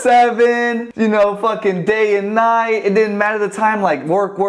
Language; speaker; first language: English; native; English